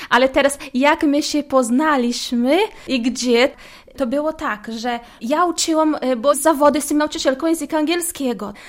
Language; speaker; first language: Polish; non-native, fluent; Portuguese